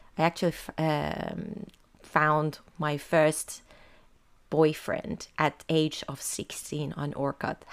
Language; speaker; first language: English; non-native, fluent; Persian